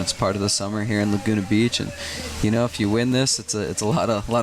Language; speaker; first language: English; native; English